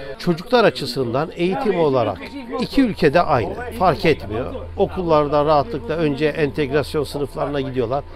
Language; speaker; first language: Turkish; native; Turkish